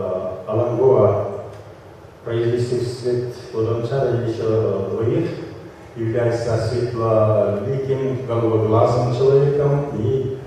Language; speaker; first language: Russian; non-native, local second language; Kyrgyz